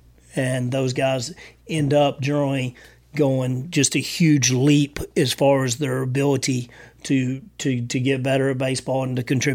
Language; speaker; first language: English; native; English